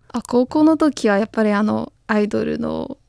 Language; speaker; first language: Japanese; non-native, fluent; Chinese